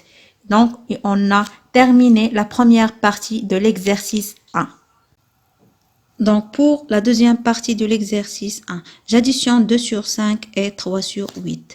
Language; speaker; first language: French; non-native, local second language; Arabic